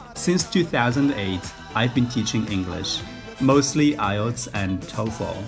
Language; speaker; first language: English; non-native, fluent; Chinese